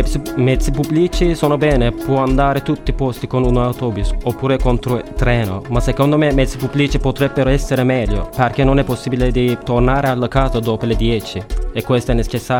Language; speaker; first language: Italian; non-native, learner; Turkish